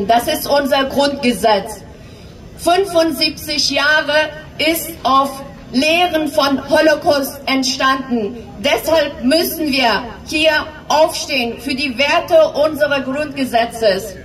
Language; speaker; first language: German; non-native, fluent; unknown